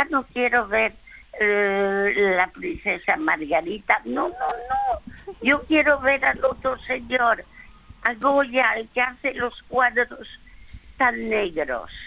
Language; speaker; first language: Spanish; early bilingual, other home language; French